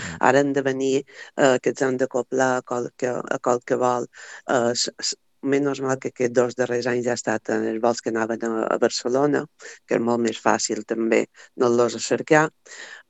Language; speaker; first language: Catalan; native; Catalan